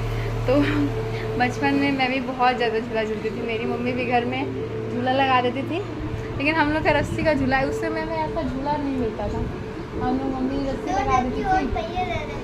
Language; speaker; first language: Hindi; native; Hindi